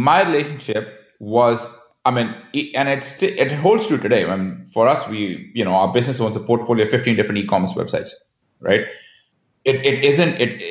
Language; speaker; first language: English; non-native, local second language; Hindi